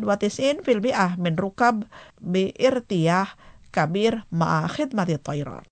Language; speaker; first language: Arabic; non-native, fluent; Indonesian